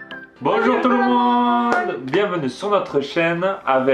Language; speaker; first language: French; native; French